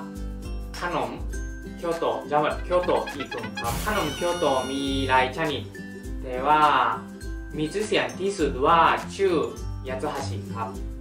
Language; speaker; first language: Thai; non-native, fluent; Japanese